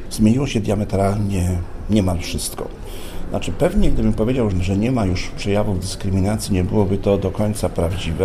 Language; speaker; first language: Polish; native; Polish